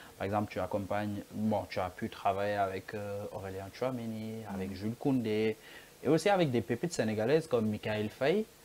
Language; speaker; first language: French; non-native, local second language; Wolof